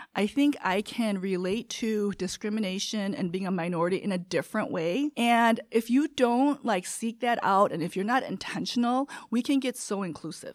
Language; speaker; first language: English; early bilingual, other home language; Korean